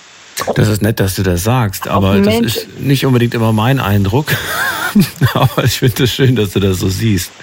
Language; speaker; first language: German; native; German